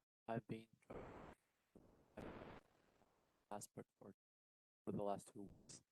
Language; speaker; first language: English; non-native, learner; Russian